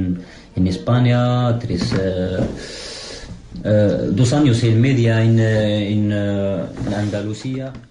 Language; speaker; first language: Spanish; non-native, learner; Arabic